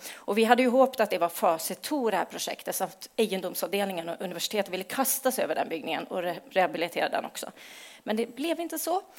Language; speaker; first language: Swedish; native; Swedish